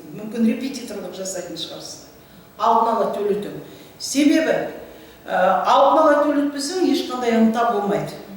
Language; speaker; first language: Kazakh; native; Kazakh